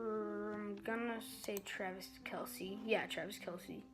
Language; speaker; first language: English; native; English